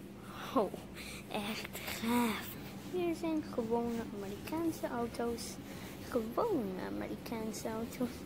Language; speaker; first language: Dutch; non-native, learner; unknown